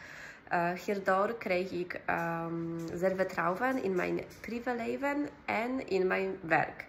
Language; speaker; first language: Dutch; non-native, learner; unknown